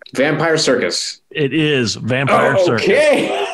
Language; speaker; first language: English; native; English